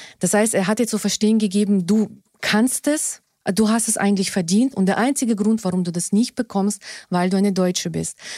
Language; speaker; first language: German; non-native, fluent; Russian